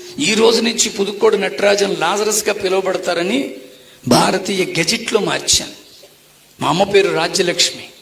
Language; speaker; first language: Telugu; non-native, local second language; Tamil